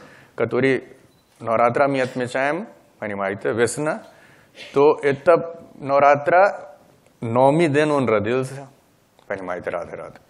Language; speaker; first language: Russian; non-native, learner; Hindi